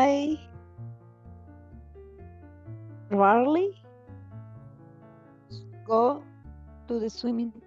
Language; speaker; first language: English; non-native, learner; Spanish